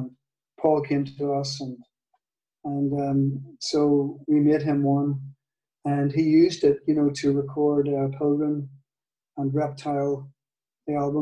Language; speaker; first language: English; native; English